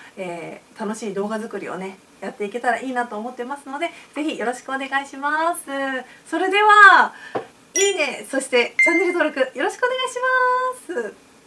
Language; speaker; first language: Japanese; native; Japanese